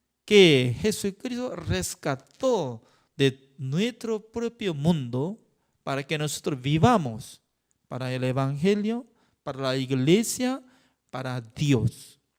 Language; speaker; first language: Spanish; non-native, fluent; Korean